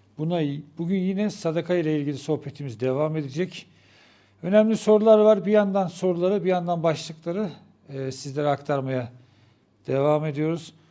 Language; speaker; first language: Turkish; native; Turkish